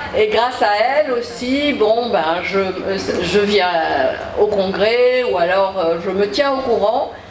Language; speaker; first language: French; native; French